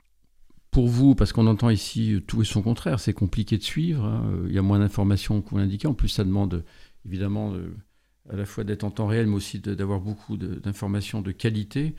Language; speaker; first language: French; native; French